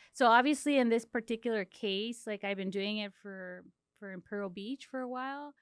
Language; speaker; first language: English; early bilingual, other home language; Spanish